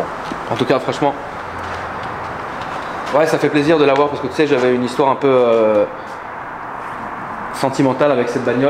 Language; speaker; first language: French; native; French